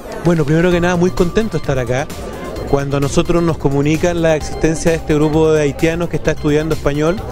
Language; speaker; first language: Spanish; native; Spanish